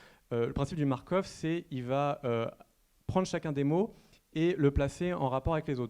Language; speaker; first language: French; native; French